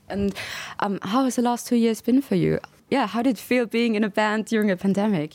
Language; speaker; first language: English; non-native, fluent; German